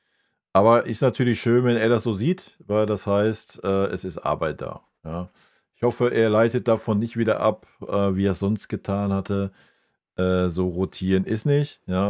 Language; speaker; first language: German; native; German